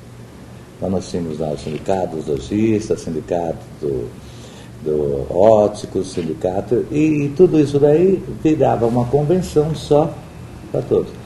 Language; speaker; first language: Portuguese; native; Portuguese